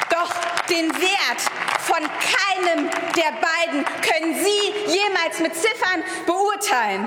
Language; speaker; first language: German; early bilingual, other home language; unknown